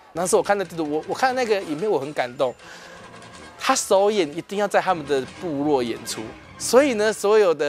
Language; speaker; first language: Chinese; native; Chinese